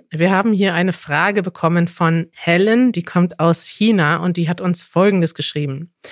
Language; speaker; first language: German; native; German